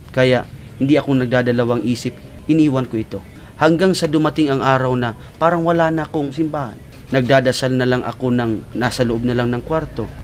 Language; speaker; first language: Filipino; non-native, local second language; Cebuano